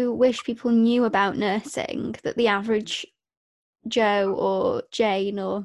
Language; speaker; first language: English; native; English